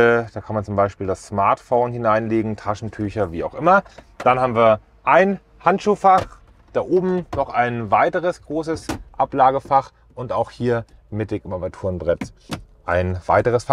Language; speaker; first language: German; native; German